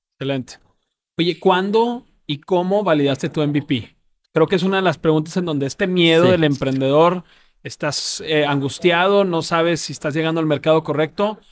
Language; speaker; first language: Spanish; native; Spanish